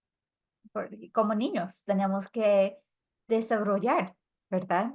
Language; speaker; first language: Spanish; non-native, fluent; English